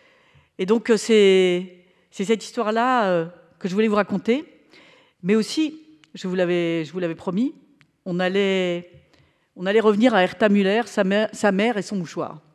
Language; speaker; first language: French; native; French